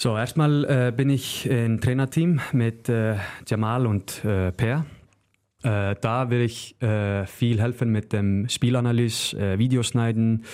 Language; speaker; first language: German; non-native, learner; Icelandic